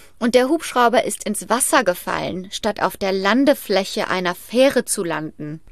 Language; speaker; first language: German; native; German